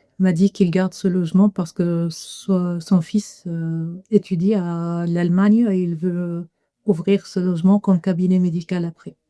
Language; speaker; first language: French; non-native, fluent; Arabic